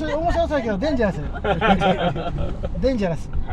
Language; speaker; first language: Japanese; native; Japanese